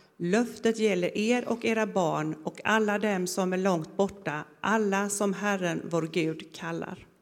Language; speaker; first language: Swedish; native; Swedish